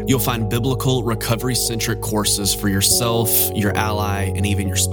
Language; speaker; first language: English; native; English